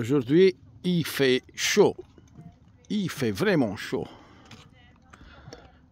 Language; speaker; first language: French; non-native, learner; Romanian